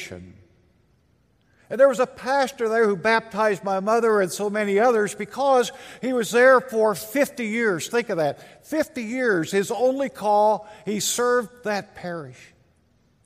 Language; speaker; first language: English; native; English